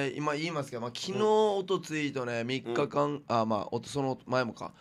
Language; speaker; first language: Japanese; native; Japanese